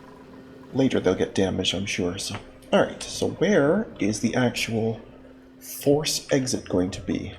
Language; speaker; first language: English; native; English